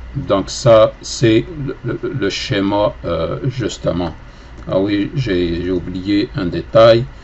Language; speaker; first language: French; native; French